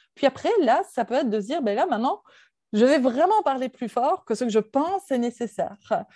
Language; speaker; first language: French; native; French